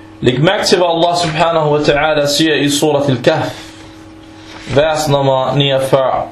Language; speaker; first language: Danish; non-native, fluent; Arabic